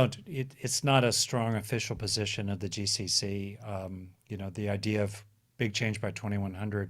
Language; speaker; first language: English; native; English